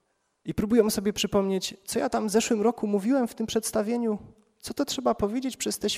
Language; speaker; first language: Polish; native; Polish